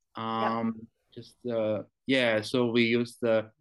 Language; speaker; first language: English; non-native, fluent; Chinese